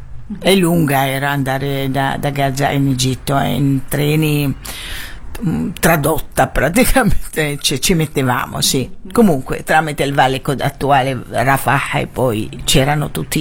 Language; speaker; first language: Italian; non-native, fluent; Arabic